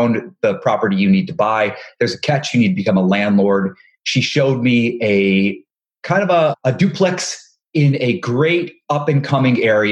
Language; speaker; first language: English; native; English